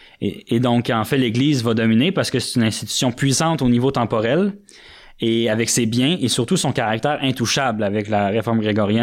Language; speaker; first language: French; native; French